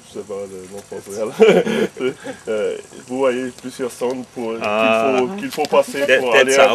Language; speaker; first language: French; non-native, fluent; German